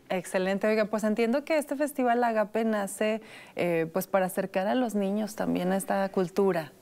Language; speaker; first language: Spanish; native; Spanish